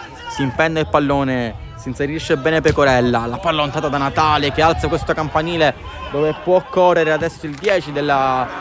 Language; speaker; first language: Italian; native; Italian